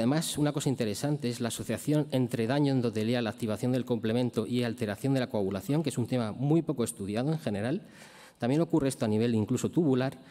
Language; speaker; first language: Spanish; native; Spanish